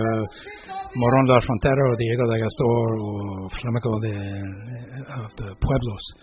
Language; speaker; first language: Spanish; non-native, learner; English